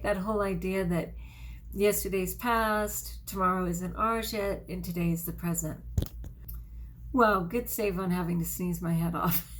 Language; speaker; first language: English; native; English